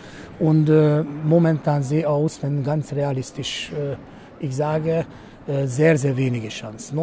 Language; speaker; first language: German; non-native, learner; Hungarian